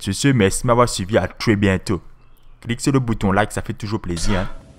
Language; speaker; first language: French; native; French